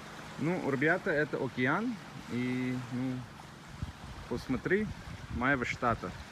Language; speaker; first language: Russian; non-native, learner; English